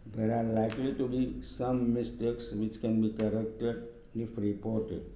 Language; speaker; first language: English; non-native, local second language; Gujarati